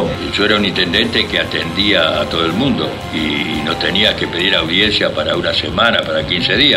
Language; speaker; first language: Spanish; native; Spanish